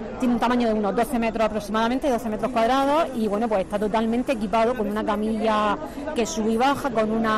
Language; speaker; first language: Spanish; native; Spanish